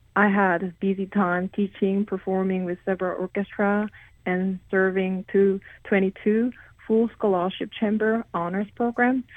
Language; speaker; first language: English; non-native, fluent; Korean